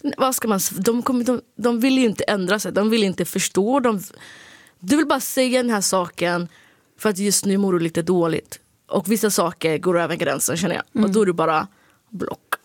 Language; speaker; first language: Swedish; early bilingual, other home language; Turkish